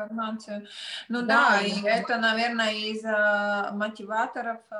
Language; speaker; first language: Russian; non-native, local second language; Latvian